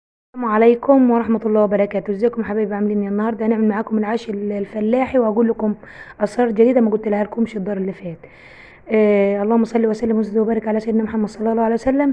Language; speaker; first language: Arabic; native; Arabic